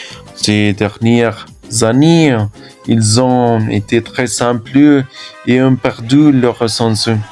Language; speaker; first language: French; non-native, learner; Spanish